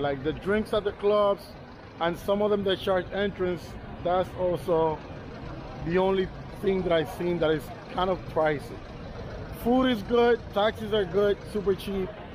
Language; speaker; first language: English; native; English